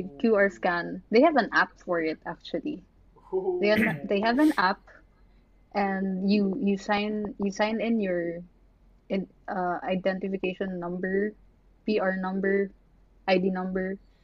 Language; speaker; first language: English; non-native, local second language; Filipino